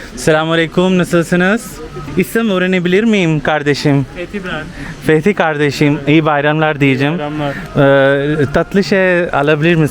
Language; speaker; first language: Turkish; non-native, learner; Urdu